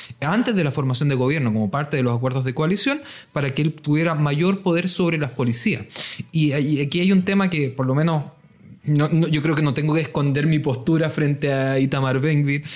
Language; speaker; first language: Spanish; native; Spanish